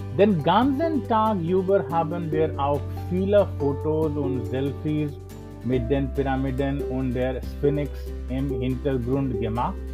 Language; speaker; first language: German; non-native, learner; English